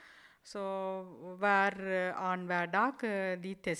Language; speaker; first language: Norwegian; non-native, fluent; Tamil